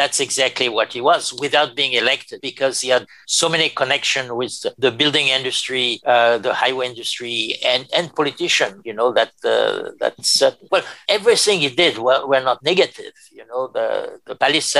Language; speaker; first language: English; non-native, fluent; French